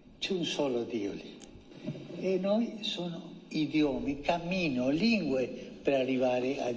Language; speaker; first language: Italian; non-native, fluent; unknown